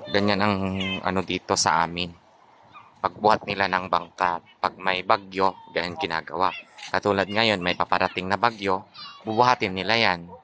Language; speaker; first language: Filipino; non-native, local second language; Iloko